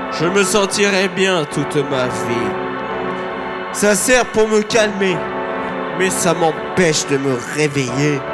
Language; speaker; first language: French; native; French